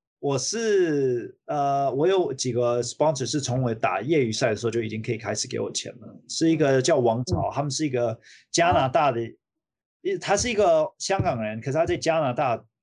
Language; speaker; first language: Chinese; early bilingual, heritage; Chinese